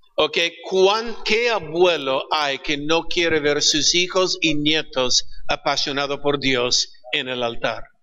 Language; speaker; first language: Spanish; non-native, fluent; English